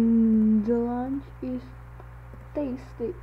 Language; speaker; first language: English; non-native, learner; Czech